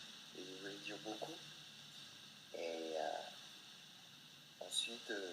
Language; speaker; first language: French; non-native, fluent; English